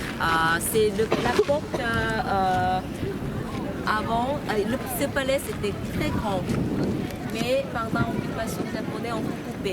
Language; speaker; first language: French; non-native, learner; Korean